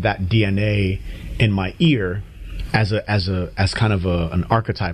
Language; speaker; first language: English; native; English